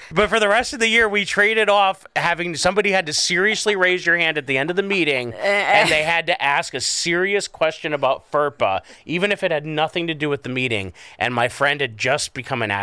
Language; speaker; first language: English; native; English